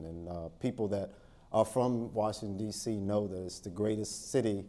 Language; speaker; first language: English; native; English